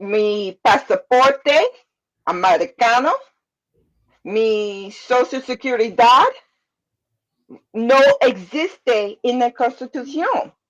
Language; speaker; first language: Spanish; non-native, learner; English